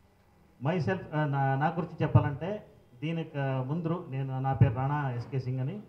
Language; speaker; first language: Telugu; non-native, fluent; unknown